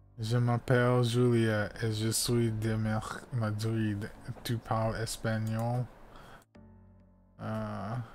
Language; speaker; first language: French; non-native, learner; English